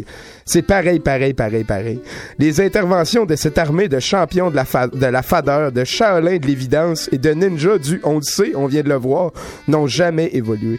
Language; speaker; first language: French; native; French